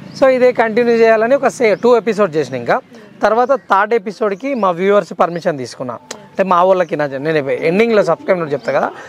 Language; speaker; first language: Telugu; native; Telugu